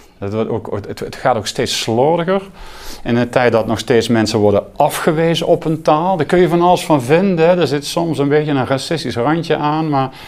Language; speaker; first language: Dutch; non-native, local second language; Limburgish